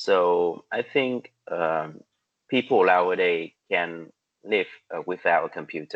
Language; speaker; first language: English; non-native, learner; Vietnamese